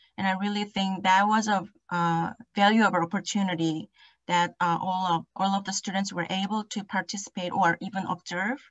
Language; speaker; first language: English; non-native, fluent; Korean